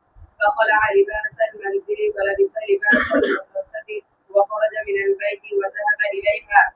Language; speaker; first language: Arabic; non-native, learner; Bangla